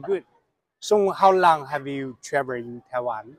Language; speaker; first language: English; non-native, learner; Chinese